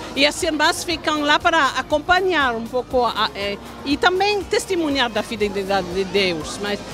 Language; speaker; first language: Portuguese; non-native, fluent; French